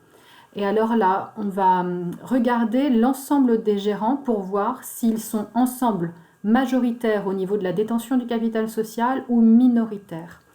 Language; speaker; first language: French; native; French